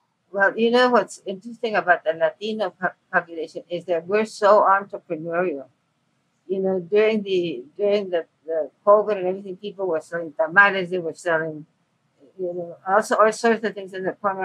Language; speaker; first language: English; early bilingual, other home language; Spanish